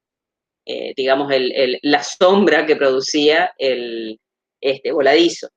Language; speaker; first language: Spanish; native; Spanish